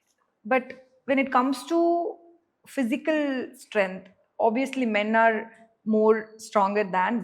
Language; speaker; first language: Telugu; non-native, learner; Tamil